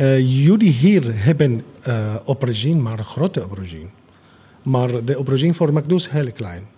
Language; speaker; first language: Dutch; non-native, learner; Arabic